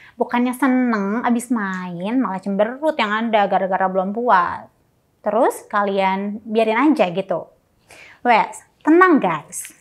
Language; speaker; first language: Indonesian; native; Indonesian